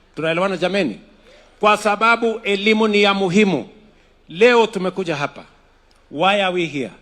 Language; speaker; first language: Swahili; non-native, local second language; Kalenjin